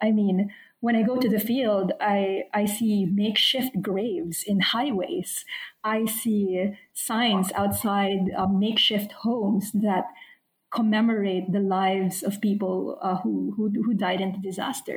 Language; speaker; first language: English; non-native, local second language; Filipino